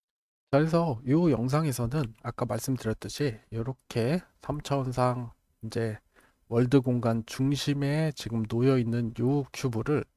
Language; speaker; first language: Korean; native; Korean